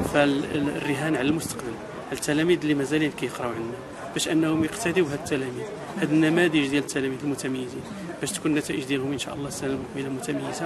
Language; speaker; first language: Arabic; native; Arabic